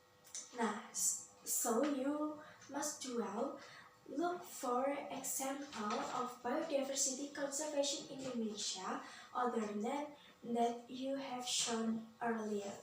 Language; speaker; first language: English; non-native, learner; Indonesian